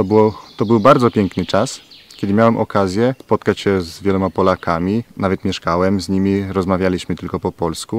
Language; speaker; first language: Polish; non-native, fluent; Slovenian